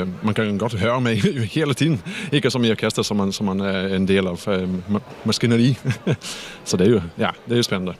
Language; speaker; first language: Danish; non-native, fluent; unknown